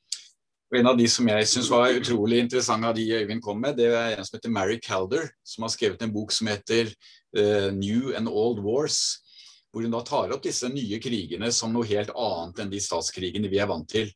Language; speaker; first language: Norwegian; native; Norwegian